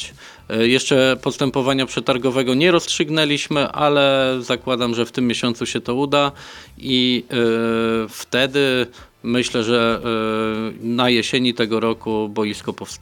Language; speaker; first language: Polish; native; Polish